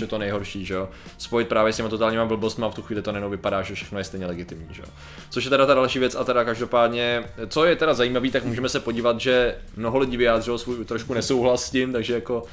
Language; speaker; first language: Czech; native; Czech